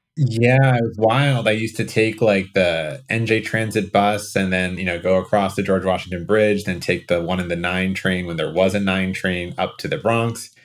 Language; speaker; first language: English; native; English